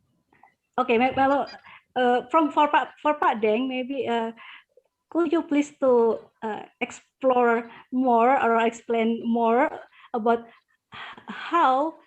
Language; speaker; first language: English; non-native, learner; Indonesian